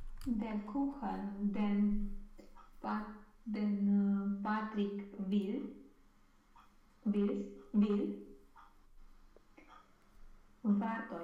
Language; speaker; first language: German; non-native, learner; Romanian